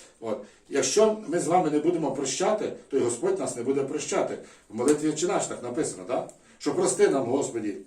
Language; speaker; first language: Ukrainian; non-native, local second language; Russian